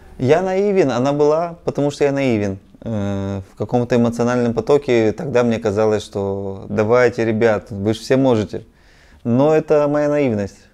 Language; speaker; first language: Russian; native; Russian